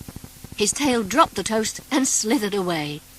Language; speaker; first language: English; native; English